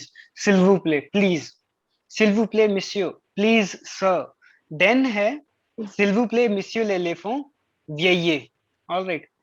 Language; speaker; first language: French; non-native, fluent; Hindi